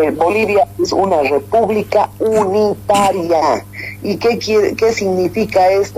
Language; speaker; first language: Spanish; native; Spanish